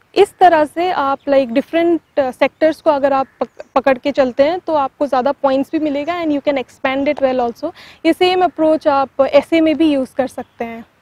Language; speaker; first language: Hindi; non-native, local second language; Tamil